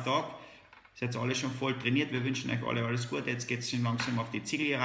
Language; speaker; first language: German; native; German